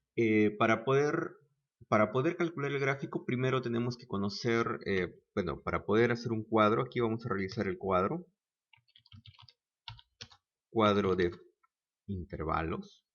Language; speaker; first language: Spanish; native; Spanish